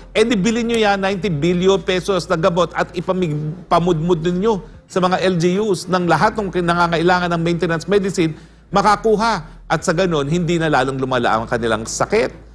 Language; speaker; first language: Filipino; native; Filipino